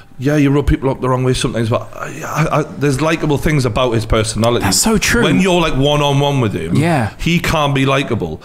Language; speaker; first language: English; native; English